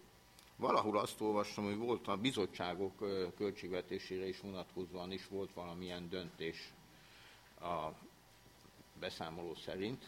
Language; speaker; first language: Hungarian; native; Hungarian